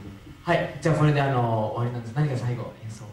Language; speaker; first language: Japanese; native; Japanese